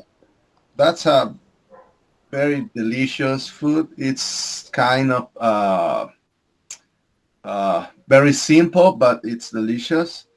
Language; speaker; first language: English; non-native, fluent; Spanish